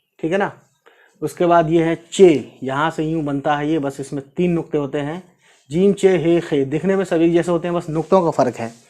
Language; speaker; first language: Hindi; native; Hindi